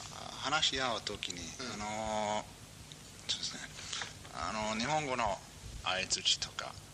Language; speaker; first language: Japanese; non-native, learner; English